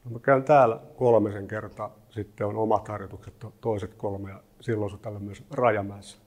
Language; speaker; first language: Finnish; native; Finnish